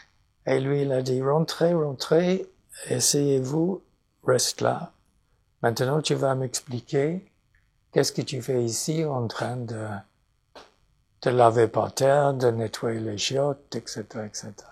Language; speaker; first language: French; non-native, fluent; English